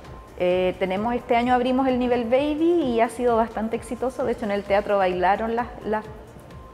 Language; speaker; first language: Spanish; native; Spanish